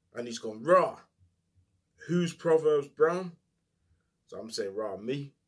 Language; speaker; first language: English; native; English